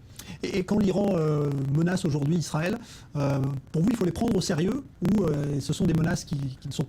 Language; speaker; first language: French; native; French